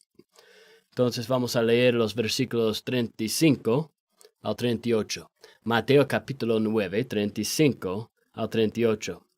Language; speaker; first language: Spanish; non-native, fluent; English